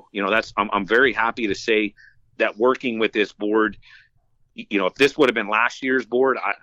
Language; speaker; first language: English; native; English